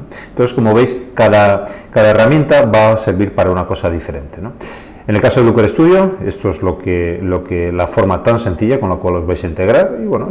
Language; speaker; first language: Spanish; native; Spanish